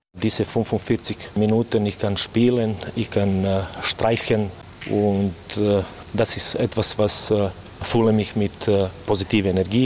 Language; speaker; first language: German; non-native, learner; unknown